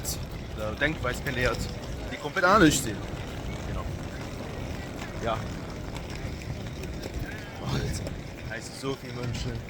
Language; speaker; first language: German; non-native, local second language; Luxembourgish